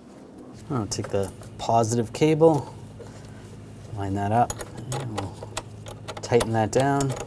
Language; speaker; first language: English; native; English